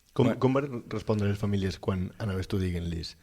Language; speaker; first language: Catalan; native; Catalan